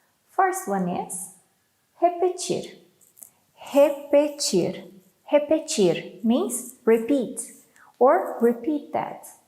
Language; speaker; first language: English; non-native, fluent; Portuguese